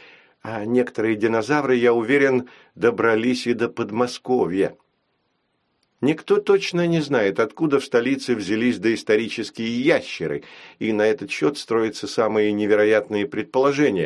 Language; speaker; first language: Russian; native; Russian